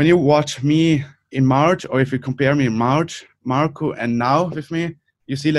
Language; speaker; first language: English; non-native, fluent; German